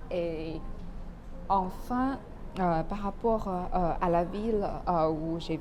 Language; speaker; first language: French; non-native, fluent; Chinese